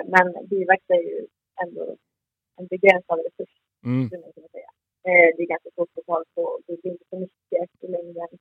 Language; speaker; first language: Swedish; native; Swedish